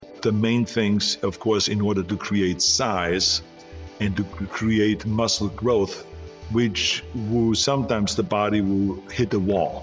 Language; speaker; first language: English; non-native, fluent; German